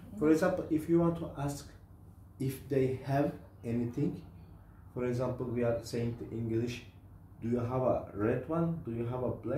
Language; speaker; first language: English; non-native, fluent; Turkish